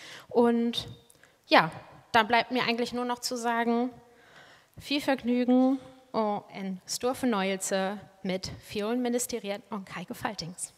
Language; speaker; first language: German; native; German